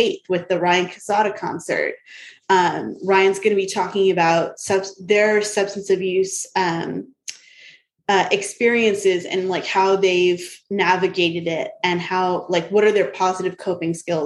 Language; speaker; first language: English; native; English